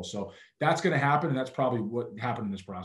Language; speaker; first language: English; native; English